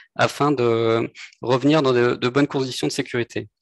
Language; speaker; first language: French; native; French